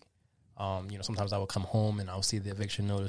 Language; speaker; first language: English; native; English